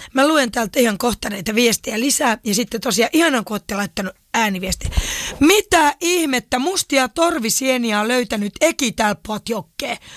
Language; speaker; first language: Finnish; native; Finnish